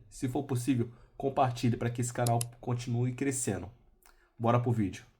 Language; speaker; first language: Portuguese; native; Portuguese